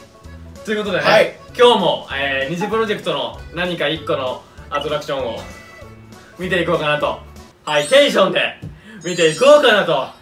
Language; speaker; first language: Japanese; native; Japanese